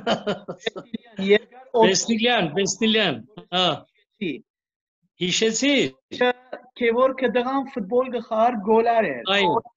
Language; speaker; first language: Armenian; early bilingual, heritage; Armenian